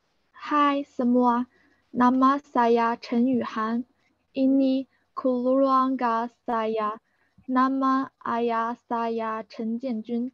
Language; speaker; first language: Indonesian; non-native, learner; Chinese